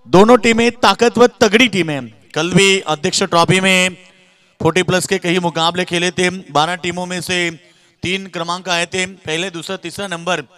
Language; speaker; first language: Hindi; non-native, local second language; Marathi